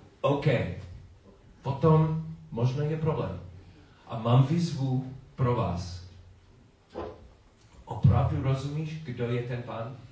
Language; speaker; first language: Czech; non-native, learner; English